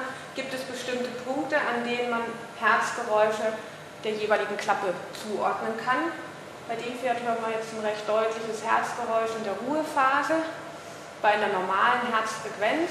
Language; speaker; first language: German; native; German